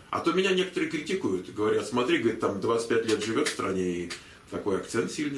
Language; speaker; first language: Russian; native; Russian